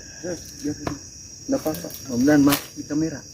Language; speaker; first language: Indonesian; native; Indonesian